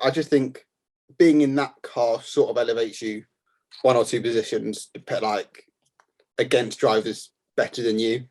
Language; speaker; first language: English; native; English